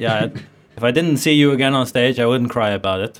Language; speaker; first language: English; non-native, fluent; Faroese